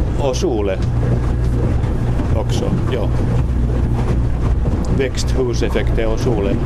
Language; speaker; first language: Swedish; non-native, local second language; Finnish